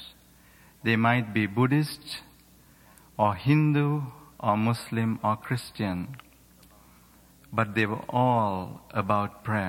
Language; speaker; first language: English; non-native, local second language; Sinhala